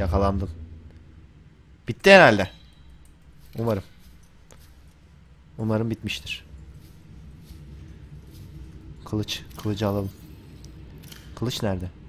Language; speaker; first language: Turkish; native; Turkish